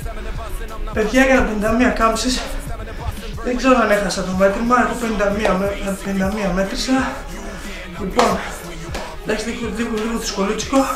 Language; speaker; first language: Greek; native; Greek